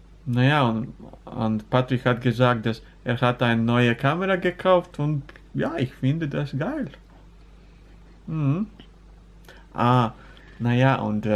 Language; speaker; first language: German; non-native, learner; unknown